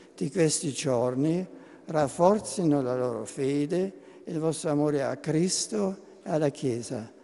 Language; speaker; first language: Italian; non-native, fluent; German